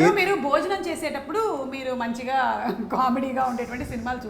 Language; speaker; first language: Telugu; native; Telugu